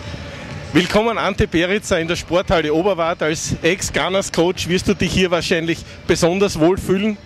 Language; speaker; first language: German; native; German